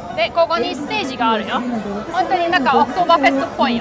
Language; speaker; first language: Japanese; non-native, fluent; German